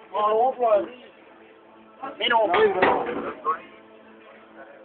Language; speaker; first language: Estonian; native; Estonian